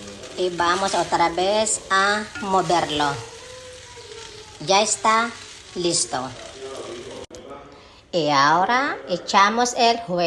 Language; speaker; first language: Spanish; non-native, learner; Filipino